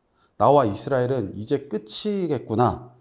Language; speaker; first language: Korean; native; Korean